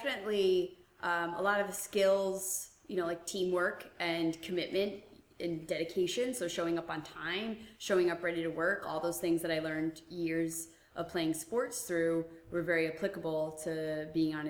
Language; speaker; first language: English; native; English